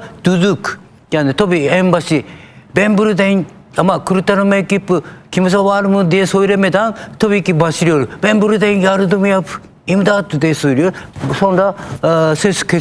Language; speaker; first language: Turkish; non-native, learner; Japanese